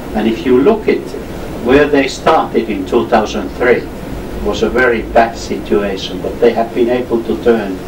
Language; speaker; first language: English; non-native, fluent; Finnish